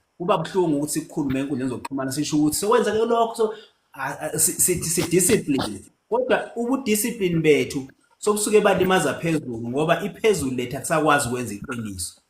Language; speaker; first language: Zulu; native; Zulu